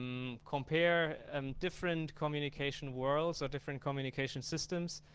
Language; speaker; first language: English; non-native, fluent; German